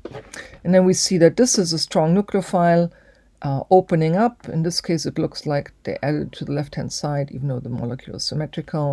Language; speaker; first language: English; native; English